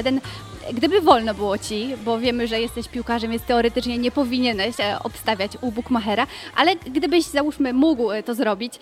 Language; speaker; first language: Polish; native; Polish